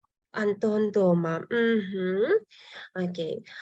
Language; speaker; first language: Russian; non-native, fluent; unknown